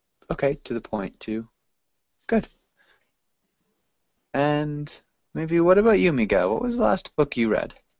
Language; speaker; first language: English; native; English